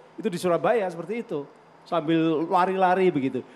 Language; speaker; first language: Indonesian; native; Indonesian